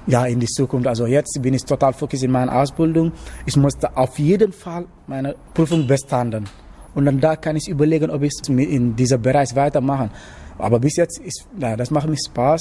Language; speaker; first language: German; non-native, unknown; Wolof